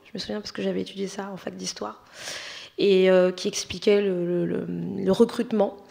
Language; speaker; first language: French; native; French